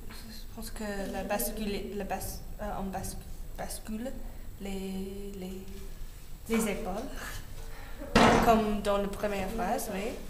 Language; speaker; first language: French; non-native, learner; English